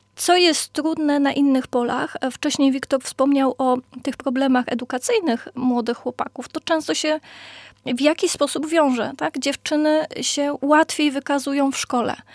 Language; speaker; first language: Polish; native; Polish